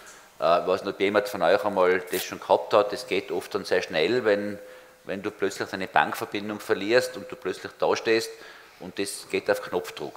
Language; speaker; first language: German; native; German